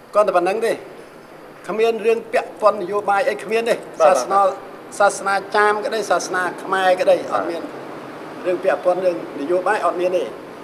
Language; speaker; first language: Khmer; non-native, local second language; Western Cham